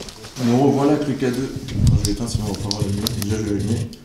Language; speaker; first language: French; native; French